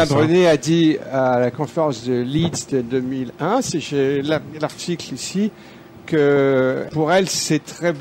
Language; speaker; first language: French; native; French